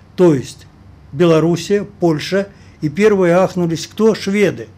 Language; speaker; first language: Russian; native; Russian